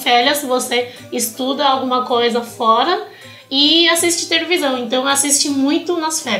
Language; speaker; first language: Portuguese; non-native, fluent; Chinese